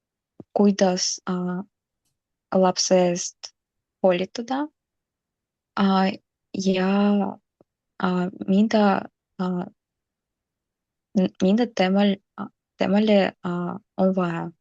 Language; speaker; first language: Estonian; non-native, local second language; Russian